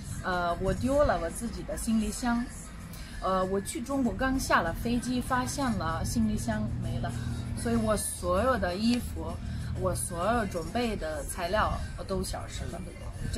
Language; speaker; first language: Chinese; non-native, fluent; Bosnian